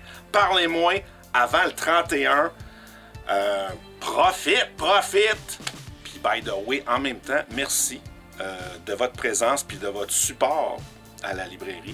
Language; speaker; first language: French; native; French